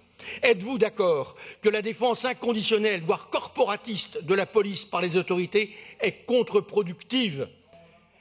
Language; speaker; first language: French; native; French